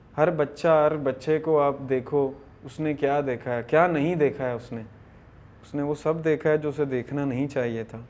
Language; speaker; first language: Urdu; non-native, local second language; Baluchi